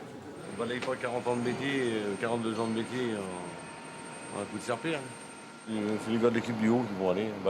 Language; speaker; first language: French; native; French